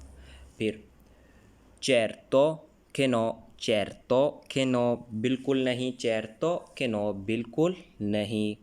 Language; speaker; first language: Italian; non-native, learner; Urdu